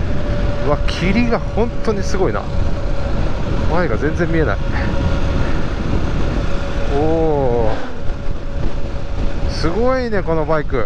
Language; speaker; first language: Japanese; native; Japanese